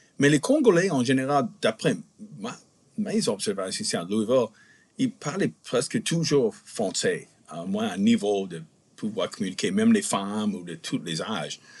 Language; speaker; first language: French; non-native, fluent; English